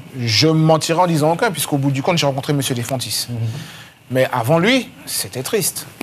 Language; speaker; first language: French; native; French